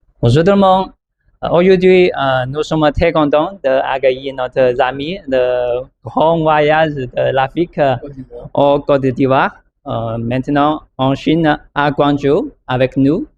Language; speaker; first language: French; non-native, learner; Chinese